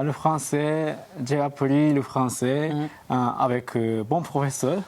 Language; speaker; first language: French; non-native, learner; Japanese